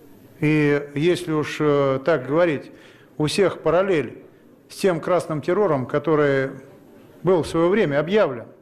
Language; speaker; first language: Russian; native; Russian